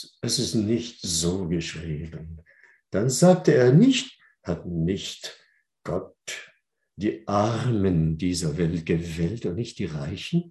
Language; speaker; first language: German; non-native, fluent; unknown